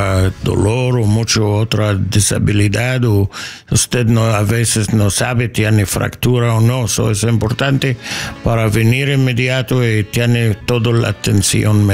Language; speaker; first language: Spanish; non-native, learner; English